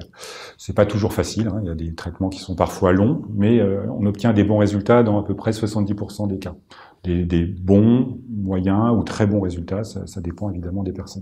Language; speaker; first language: French; native; French